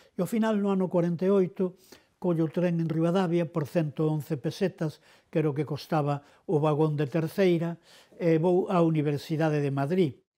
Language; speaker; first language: Galician; non-native, local second language; Spanish